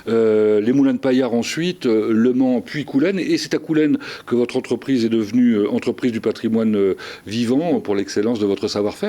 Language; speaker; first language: French; native; French